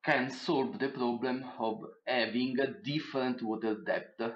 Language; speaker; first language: English; non-native, fluent; Italian